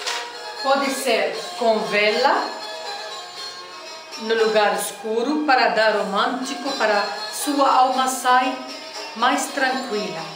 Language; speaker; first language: Portuguese; non-native, fluent; Arabic